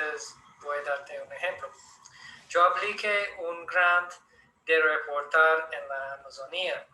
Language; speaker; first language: Spanish; non-native, learner; English